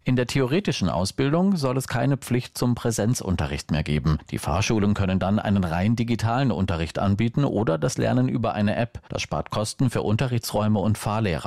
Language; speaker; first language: German; native; German